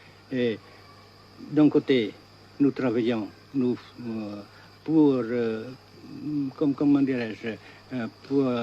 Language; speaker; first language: French; non-native, local second language; Vietnamese